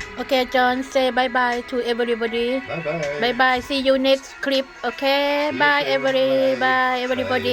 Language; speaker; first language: English; non-native, learner; Thai